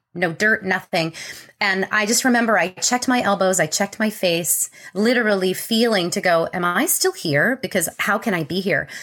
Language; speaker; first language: English; native; English